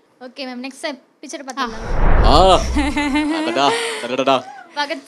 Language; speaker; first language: Tamil; native; Tamil